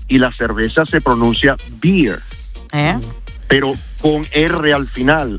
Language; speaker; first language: Spanish; early bilingual, heritage; Spanish